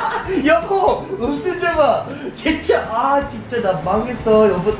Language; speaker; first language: Korean; non-native, learner; English